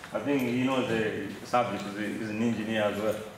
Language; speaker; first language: English; non-native, fluent; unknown